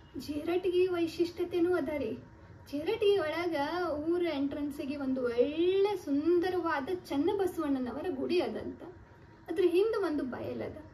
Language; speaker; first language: Kannada; native; Kannada